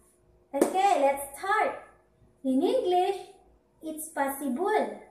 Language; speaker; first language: English; non-native, local second language; Filipino